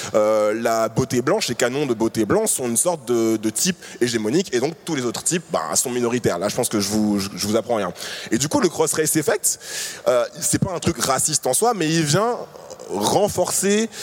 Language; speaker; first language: French; native; French